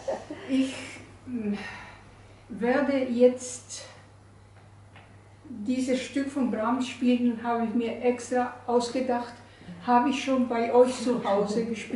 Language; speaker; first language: German; non-native, fluent; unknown